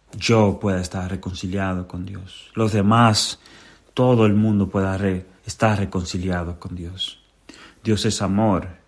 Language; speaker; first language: Spanish; native; Spanish